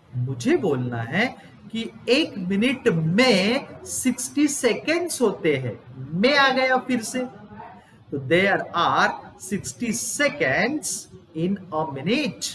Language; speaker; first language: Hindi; non-native, local second language; Gujarati